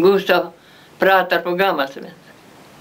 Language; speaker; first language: Swedish; early bilingual, heritage; Swedish